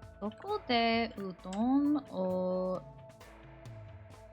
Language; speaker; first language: Japanese; non-native, learner; English